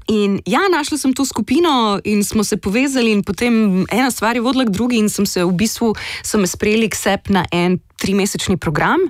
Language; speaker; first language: Slovenian; native; Slovenian